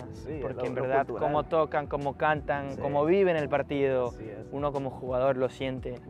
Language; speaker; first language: Spanish; early bilingual, heritage; Spanish